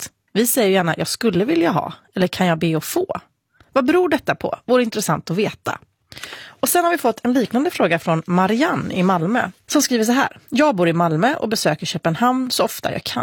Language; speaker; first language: Swedish; native; Swedish